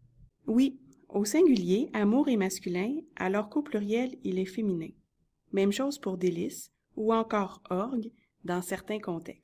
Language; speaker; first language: French; native; French